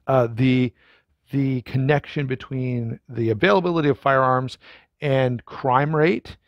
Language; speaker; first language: English; native; English